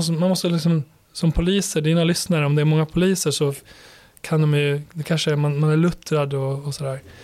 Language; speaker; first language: Swedish; early bilingual, other home language; Albanian